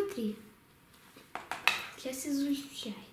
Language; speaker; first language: Russian; non-native, local second language; Lithuanian